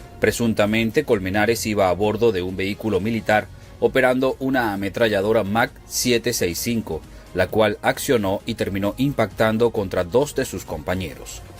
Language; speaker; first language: Spanish; native; Spanish